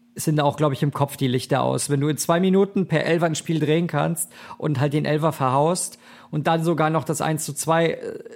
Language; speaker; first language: German; native; German